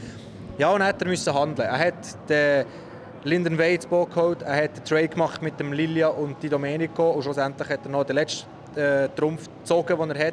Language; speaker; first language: German; native; German